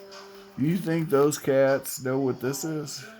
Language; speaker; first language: English; native; English